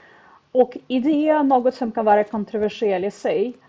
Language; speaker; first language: Swedish; non-native, fluent; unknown